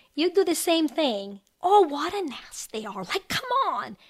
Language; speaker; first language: English; non-native, fluent; Ukrainian